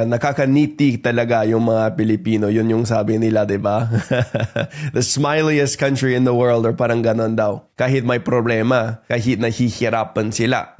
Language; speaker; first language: Filipino; non-native, fluent; English